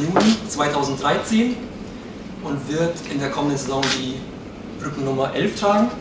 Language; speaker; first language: German; native; German